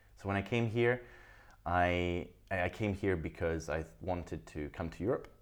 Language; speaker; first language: English; early bilingual, other home language; Italian